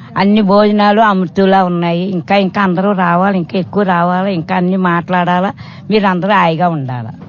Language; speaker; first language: Telugu; native; Telugu